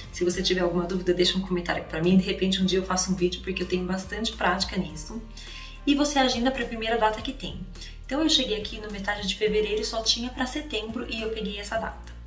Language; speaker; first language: Portuguese; native; Portuguese